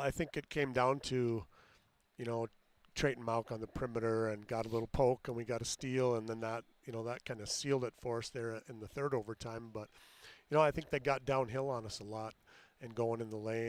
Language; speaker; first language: English; native; English